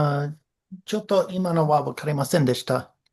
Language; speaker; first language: Japanese; non-native, learner; English